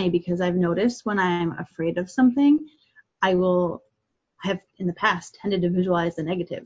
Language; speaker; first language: English; native; English